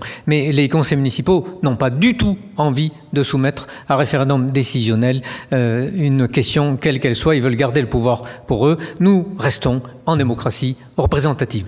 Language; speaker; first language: French; native; French